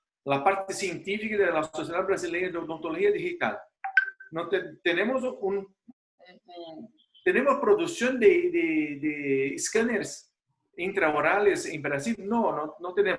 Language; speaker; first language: Spanish; non-native, fluent; Portuguese